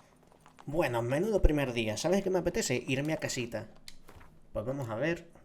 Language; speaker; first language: Spanish; native; Spanish